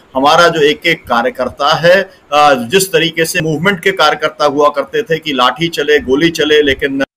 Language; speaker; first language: Hindi; native; Hindi